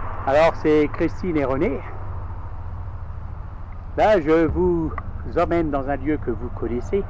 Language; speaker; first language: French; native; French